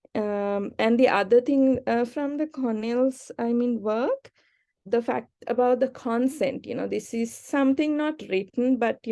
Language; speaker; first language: English; non-native, local second language; Sinhala